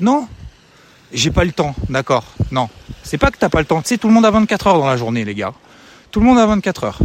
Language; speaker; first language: French; native; French